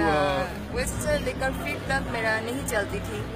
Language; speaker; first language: Hindi; non-native, learner; Bangla